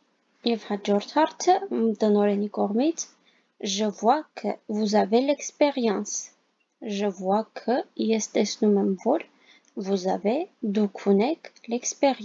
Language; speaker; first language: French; non-native, fluent; Armenian